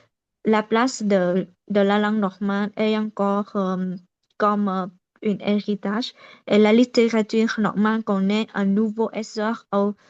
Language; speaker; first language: French; non-native, learner; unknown